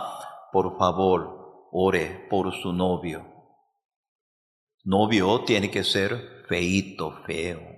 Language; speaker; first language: Spanish; non-native, fluent; Korean